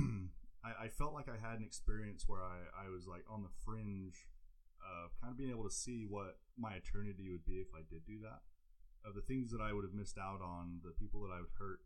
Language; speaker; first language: English; native; English